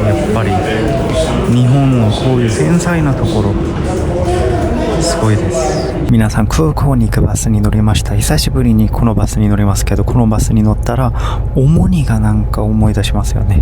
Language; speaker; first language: Japanese; non-native, fluent; Korean